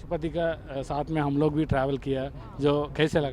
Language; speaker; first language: Hindi; non-native, local second language; Telugu